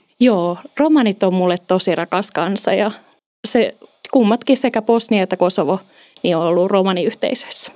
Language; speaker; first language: Finnish; native; Finnish